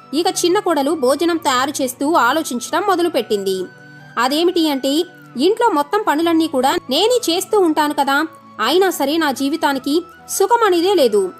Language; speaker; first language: Telugu; native; Telugu